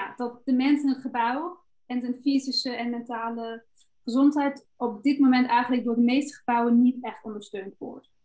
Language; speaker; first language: Dutch; non-native, fluent; German